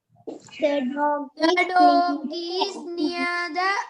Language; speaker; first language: English; non-native, learner; Sinhala